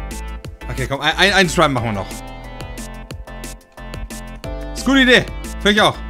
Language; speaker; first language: German; native; German